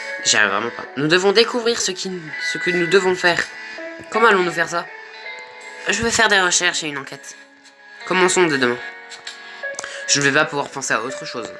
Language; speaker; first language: French; native; French